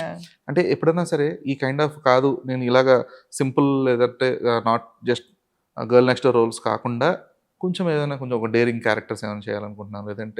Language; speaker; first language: Telugu; native; Telugu